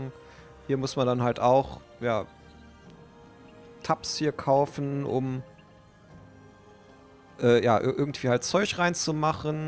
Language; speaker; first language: German; native; German